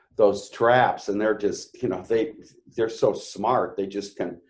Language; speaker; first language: English; native; English